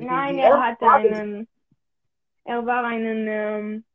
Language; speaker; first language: German; early bilingual, other home language; Hebrew